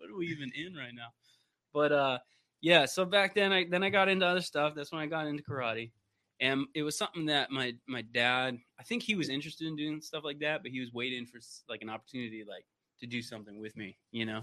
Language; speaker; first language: English; native; English